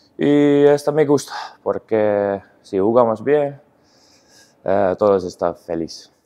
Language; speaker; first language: Spanish; non-native, learner; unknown